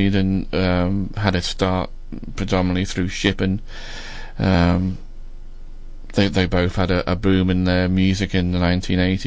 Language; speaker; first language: English; native; English